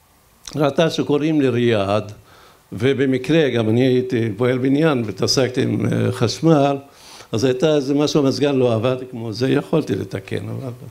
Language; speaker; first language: Hebrew; non-native, local second language; Arabic